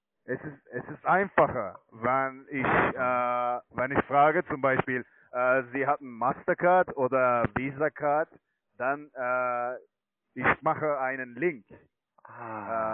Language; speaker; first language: German; non-native, learner; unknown